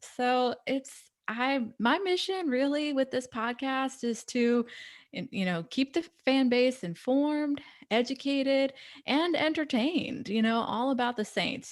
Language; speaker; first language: English; native; English